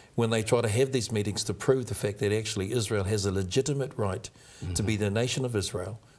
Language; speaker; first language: English; native; English